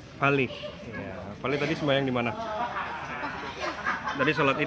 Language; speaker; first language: Indonesian; native; Indonesian